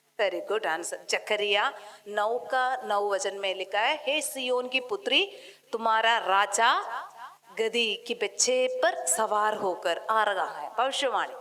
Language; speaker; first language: Hindi; non-native, local second language; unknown